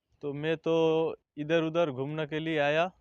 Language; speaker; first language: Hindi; non-native, learner; Bangla